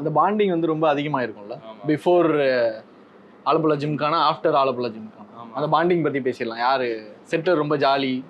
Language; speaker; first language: Tamil; native; Tamil